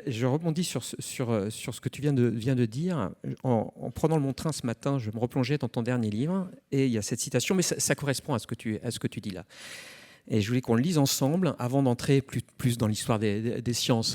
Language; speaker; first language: French; native; French